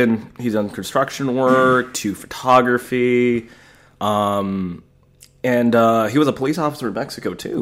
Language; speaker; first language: English; native; English